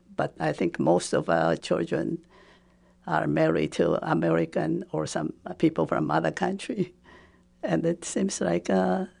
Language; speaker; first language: English; non-native, fluent; Japanese